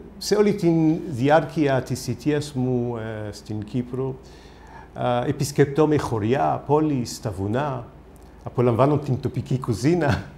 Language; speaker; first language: Greek; non-native, learner; Hebrew